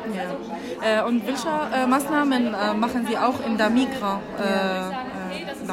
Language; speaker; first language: German; non-native, learner; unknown